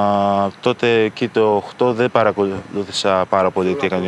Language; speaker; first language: Greek; early bilingual, other home language; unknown